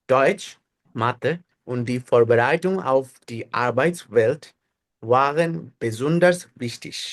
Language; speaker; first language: German; non-native, fluent; Bangla